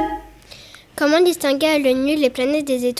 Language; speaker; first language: French; native; French